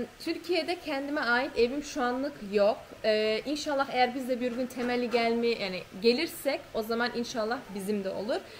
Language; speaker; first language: Turkish; early bilingual, heritage; Turkish